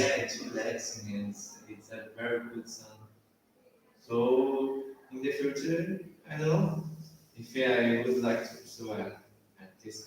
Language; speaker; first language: English; non-native, learner; Portuguese